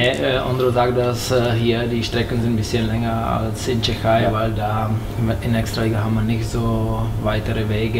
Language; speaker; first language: German; non-native, fluent; Czech